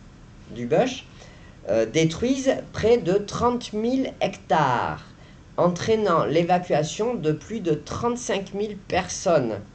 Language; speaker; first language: French; native; French